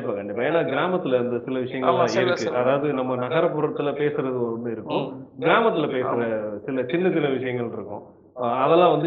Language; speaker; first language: Tamil; native; Tamil